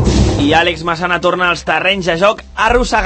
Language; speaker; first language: Catalan; native; Catalan